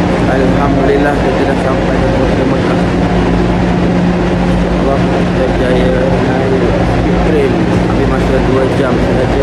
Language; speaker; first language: Malay; native; Malay